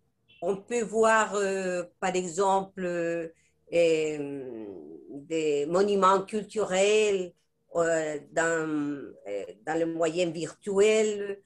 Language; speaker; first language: French; non-native, fluent; Spanish